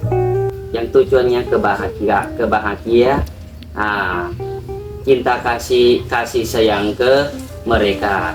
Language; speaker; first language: Indonesian; non-native, learner; Thai